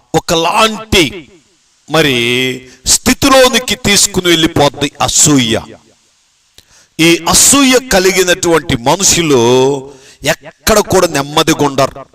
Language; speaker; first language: Telugu; native; Telugu